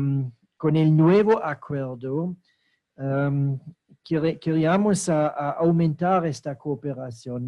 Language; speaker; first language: Spanish; non-native, fluent; German